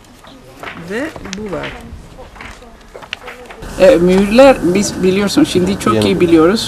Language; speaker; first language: Turkish; non-native, learner; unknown